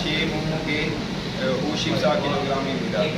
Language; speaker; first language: Korean; non-native, learner; Urdu